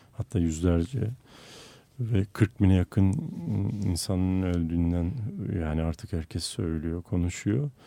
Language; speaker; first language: Turkish; non-native, local second language; Armenian